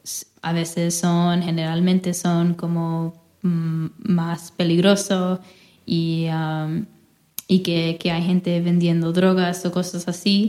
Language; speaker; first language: Spanish; non-native, fluent; English